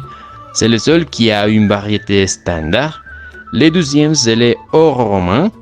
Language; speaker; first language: French; non-native, learner; Spanish